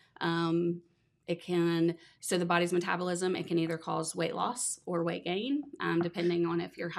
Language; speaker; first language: English; native; English